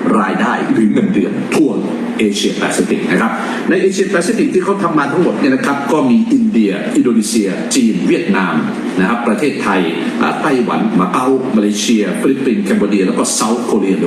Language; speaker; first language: Thai; native; Thai